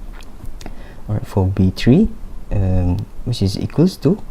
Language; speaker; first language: English; non-native, local second language; Malay